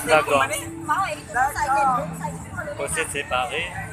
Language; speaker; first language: French; non-native, learner; Hmong